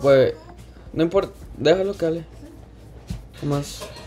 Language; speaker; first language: Spanish; early bilingual, heritage; Spanish